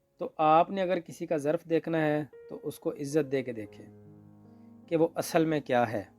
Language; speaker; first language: Urdu; non-native, local second language; Punjabi